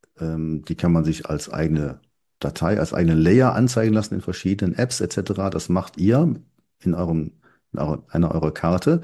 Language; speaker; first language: German; native; German